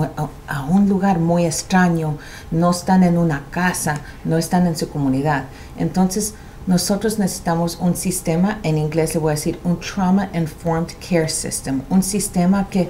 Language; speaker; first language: Spanish; early bilingual, heritage; Spanish